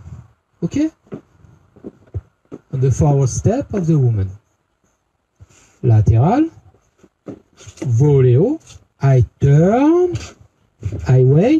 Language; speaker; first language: English; non-native, learner; French